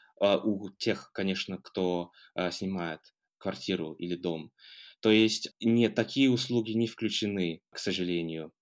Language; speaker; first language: Russian; non-native, fluent; English